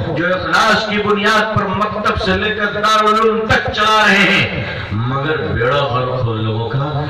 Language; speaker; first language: Urdu; native; Urdu